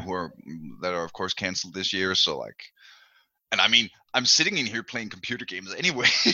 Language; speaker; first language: English; non-native, fluent; Danish